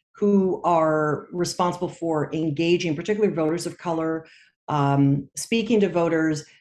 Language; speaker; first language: English; native; English